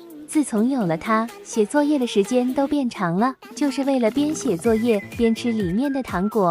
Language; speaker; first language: Chinese; native; Chinese